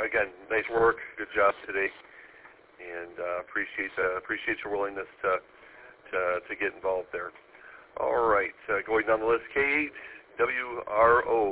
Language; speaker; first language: English; native; English